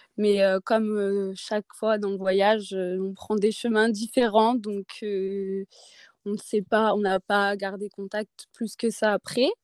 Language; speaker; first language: French; native; French